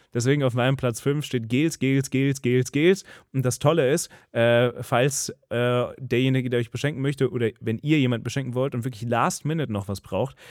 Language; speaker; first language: German; native; German